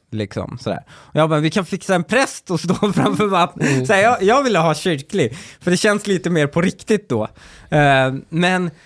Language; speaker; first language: Swedish; early bilingual, other home language; Persian